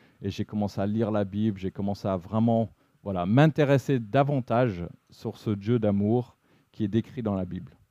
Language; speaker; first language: French; non-native, fluent; English